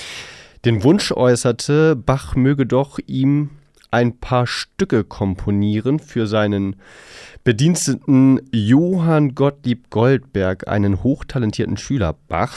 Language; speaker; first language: German; native; German